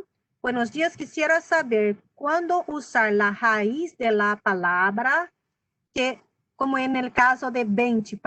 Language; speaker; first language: Spanish; non-native, fluent; Portuguese